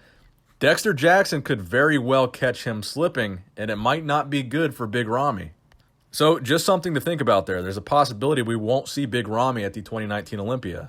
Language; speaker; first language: English; native; English